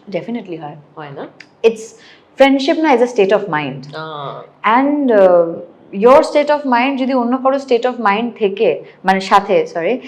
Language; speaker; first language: Bangla; native; Bangla